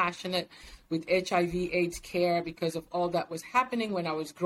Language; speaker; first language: English; non-native, local second language; Swahili